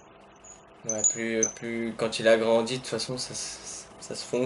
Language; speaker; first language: French; native; French